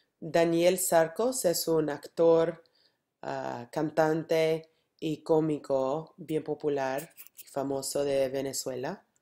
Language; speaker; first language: Spanish; non-native, learner; English